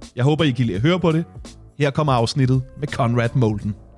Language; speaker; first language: Danish; native; Danish